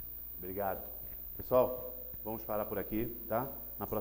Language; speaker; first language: Portuguese; native; Portuguese